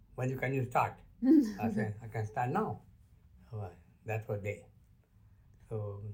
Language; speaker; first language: English; non-native, local second language; Luo (Kenya and Tanzania)